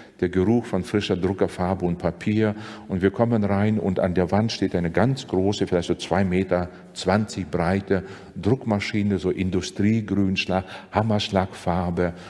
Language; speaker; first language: German; non-native, fluent; Latvian